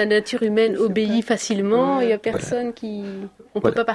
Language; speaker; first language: French; native; French